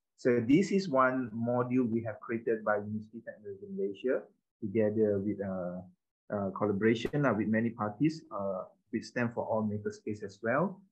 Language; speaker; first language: English; non-native, local second language; Malay